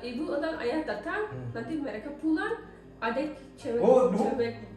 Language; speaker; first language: Indonesian; non-native, learner; Turkish